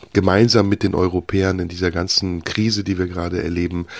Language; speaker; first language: English; non-native, fluent; Turkish